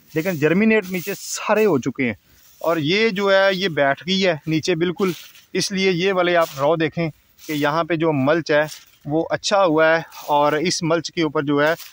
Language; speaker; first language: Urdu; non-native, local second language; Punjabi